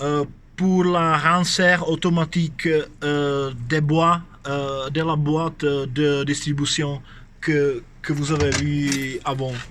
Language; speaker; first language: French; non-native, fluent; Czech